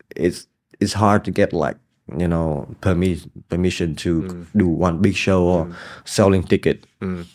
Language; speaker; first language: English; non-native, fluent; Vietnamese